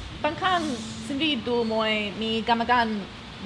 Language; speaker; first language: Thai; non-native, learner; English